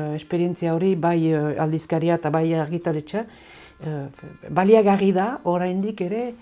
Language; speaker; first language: Basque; native; Basque